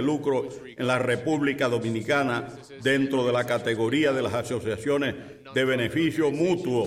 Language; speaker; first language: Spanish; native; Spanish